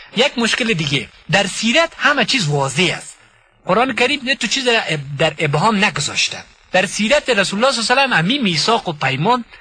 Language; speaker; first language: Persian; native; Persian